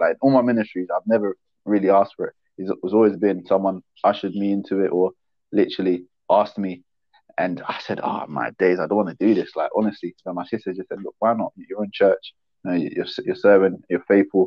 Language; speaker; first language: English; native; English